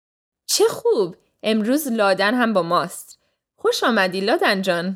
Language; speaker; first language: Persian; early bilingual, heritage; English